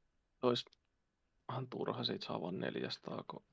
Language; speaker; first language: Finnish; native; Finnish